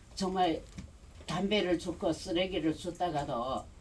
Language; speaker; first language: Korean; early bilingual, heritage; Korean